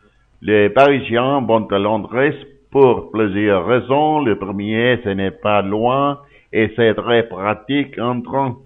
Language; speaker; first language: French; non-native, learner; Spanish